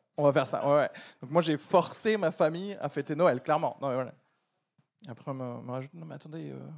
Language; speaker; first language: French; early bilingual, other home language; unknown